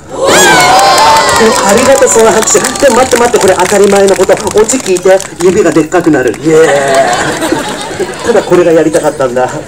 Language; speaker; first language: Japanese; non-native, fluent; English